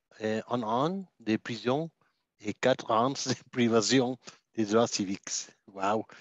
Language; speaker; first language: French; non-native, learner; Spanish